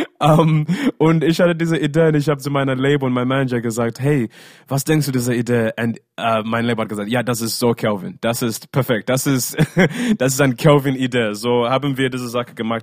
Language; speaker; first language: German; non-native, learner; English